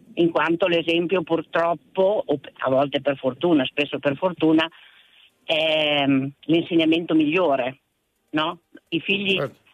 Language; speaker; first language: Italian; native; Italian